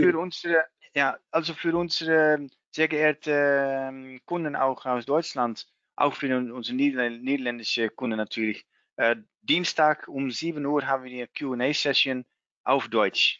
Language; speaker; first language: German; non-native, learner; Dutch